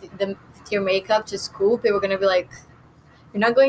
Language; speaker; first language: English; non-native, learner; Portuguese